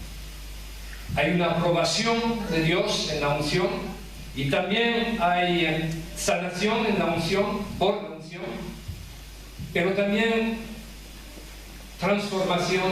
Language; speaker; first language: Spanish; early bilingual, heritage; French